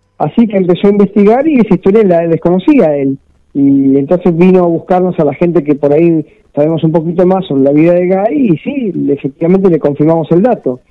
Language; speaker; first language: Spanish; native; Spanish